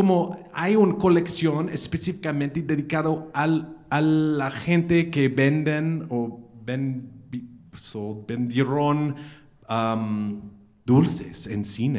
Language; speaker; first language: Spanish; non-native, fluent; English